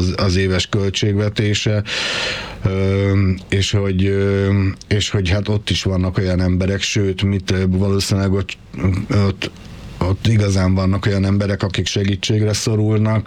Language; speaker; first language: Hungarian; native; Hungarian